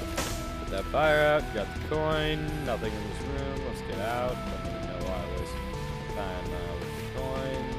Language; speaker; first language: English; native; English